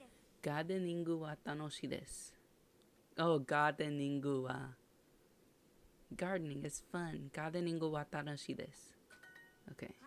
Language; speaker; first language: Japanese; non-native, learner; English